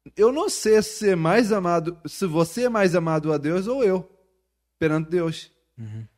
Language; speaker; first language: Portuguese; non-native, fluent; Urdu